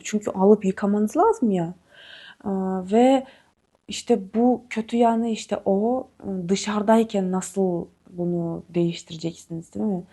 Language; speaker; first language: Turkish; non-native, fluent; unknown